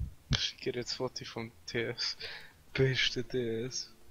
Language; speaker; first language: German; native; German